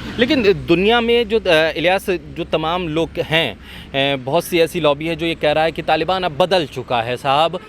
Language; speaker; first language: Hindi; native; Hindi